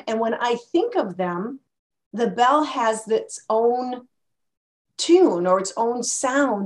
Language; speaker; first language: English; native; English